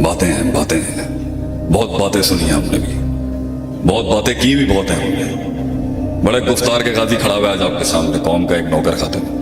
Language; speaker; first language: Urdu; native; Urdu